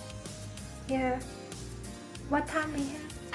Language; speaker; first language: English; non-native, learner; Thai